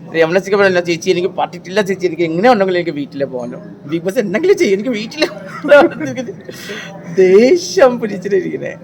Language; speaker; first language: Malayalam; non-native, local second language; Assamese